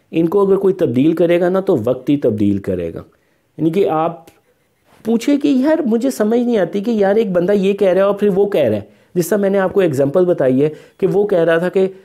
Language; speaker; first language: Urdu; non-native, local second language; Punjabi